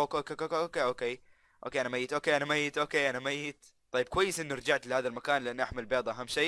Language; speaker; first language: Arabic; native; Arabic